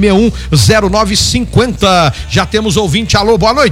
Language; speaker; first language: Portuguese; native; Portuguese